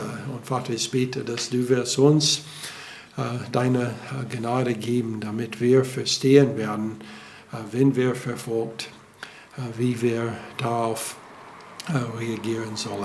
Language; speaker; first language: German; non-native, fluent; English